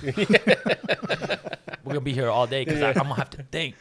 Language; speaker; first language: English; native; English